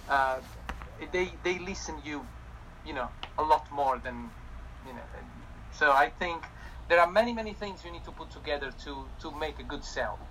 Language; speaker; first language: English; non-native, fluent; Italian